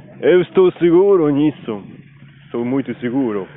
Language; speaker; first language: Portuguese; non-native, learner; Spanish